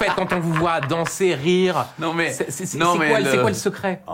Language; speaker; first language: French; native; French